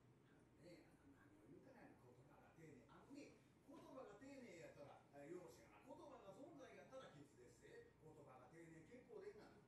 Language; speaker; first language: Japanese; native; Japanese